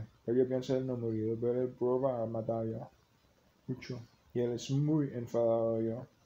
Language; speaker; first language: Spanish; non-native, learner; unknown